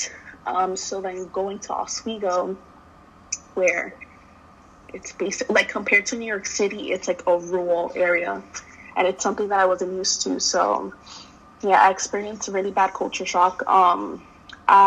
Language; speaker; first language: English; native; English